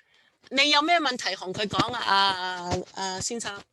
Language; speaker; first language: Cantonese; early bilingual, heritage; Cantonese